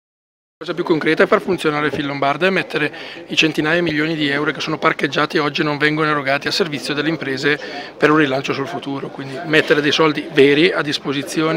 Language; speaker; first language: Italian; native; Italian